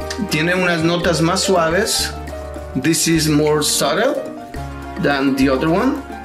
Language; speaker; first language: English; non-native, fluent; Spanish